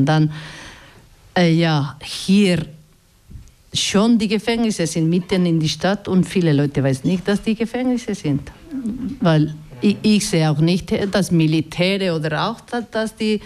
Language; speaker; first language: German; non-native, fluent; Basque